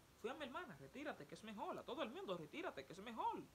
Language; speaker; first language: Spanish; native; Spanish